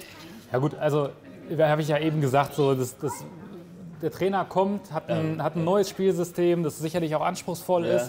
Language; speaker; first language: German; native; German